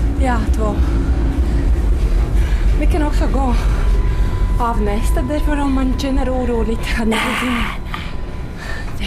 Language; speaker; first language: Swedish; non-native, fluent; Latvian